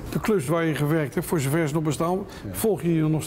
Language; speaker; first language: Dutch; native; Dutch